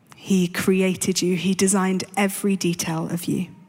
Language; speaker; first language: English; native; English